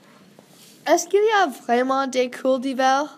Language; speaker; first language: French; non-native, learner; English